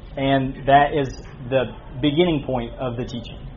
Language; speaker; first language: English; native; English